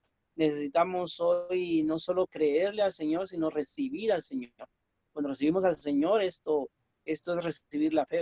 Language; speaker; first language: Spanish; native; Spanish